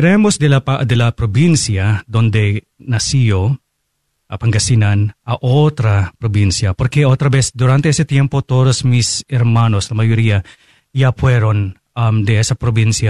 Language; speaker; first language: Spanish; non-native, fluent; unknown